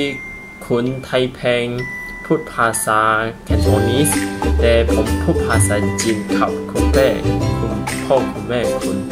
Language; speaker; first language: Thai; non-native, learner; Chinese